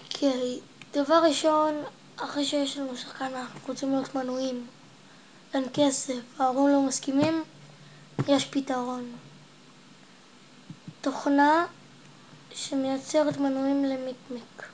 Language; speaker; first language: Hebrew; native; Hebrew